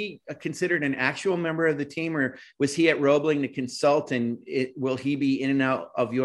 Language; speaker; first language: English; native; English